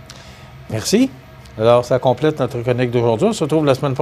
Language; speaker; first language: French; native; French